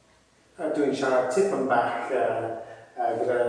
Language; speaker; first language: Welsh; non-native, learner; English